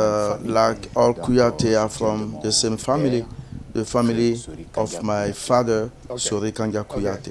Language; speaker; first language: English; non-native, fluent; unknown